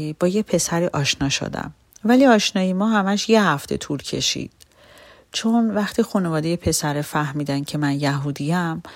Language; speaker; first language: Persian; native; Persian